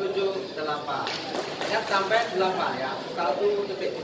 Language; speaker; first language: Indonesian; native; Indonesian